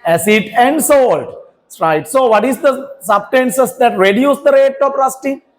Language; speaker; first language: English; non-native, local second language; Sinhala